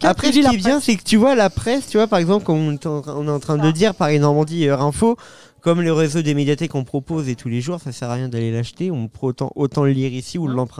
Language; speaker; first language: French; native; French